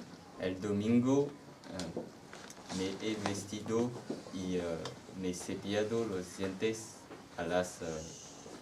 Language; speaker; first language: Spanish; non-native, learner; French